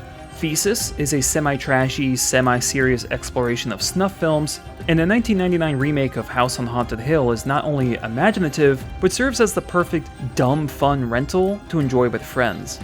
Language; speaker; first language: English; native; English